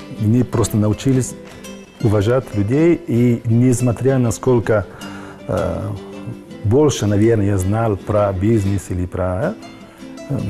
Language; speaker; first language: Russian; non-native, learner; Italian